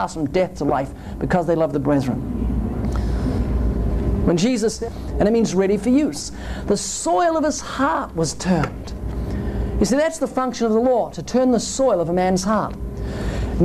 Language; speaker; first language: English; native; English